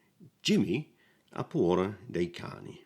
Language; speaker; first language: Italian; non-native, learner; English